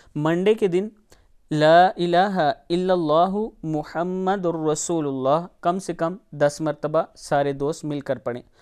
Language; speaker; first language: Urdu; non-native, local second language; Punjabi